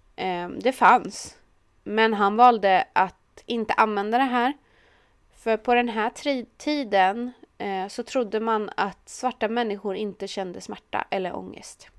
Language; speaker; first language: Swedish; native; Swedish